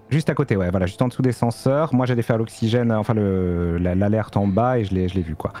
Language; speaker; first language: French; native; French